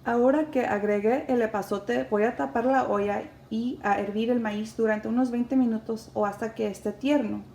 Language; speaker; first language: Spanish; early bilingual, heritage; Spanish